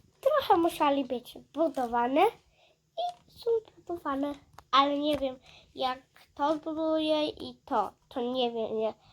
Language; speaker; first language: Polish; early bilingual, heritage; Polish